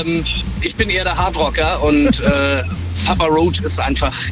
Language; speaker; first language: German; native; German